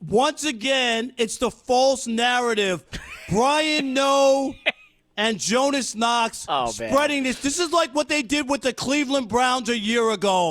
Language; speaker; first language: English; native; English